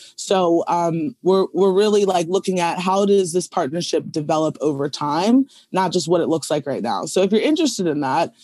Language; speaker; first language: English; native; English